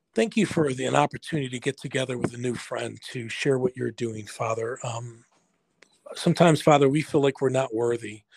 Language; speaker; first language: English; native; English